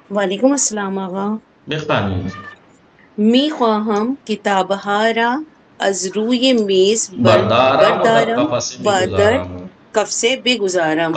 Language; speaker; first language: Persian; non-native, learner; Urdu